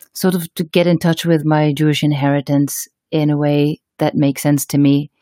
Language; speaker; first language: English; non-native, fluent; Hebrew